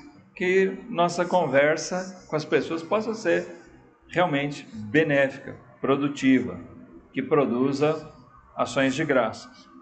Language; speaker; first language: Portuguese; native; Portuguese